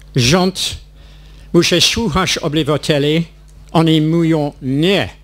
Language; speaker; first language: Polish; non-native, learner; English